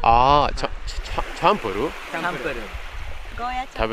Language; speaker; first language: Japanese; non-native, learner; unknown